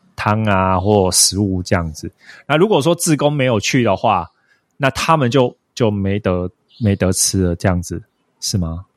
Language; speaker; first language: Chinese; native; Chinese